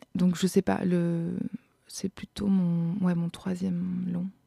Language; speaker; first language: French; non-native, fluent; German